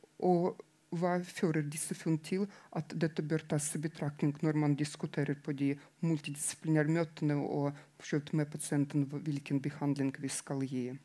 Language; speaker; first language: Norwegian; non-native, fluent; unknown